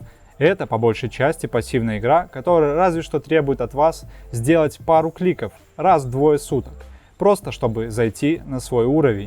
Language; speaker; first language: Russian; native; Russian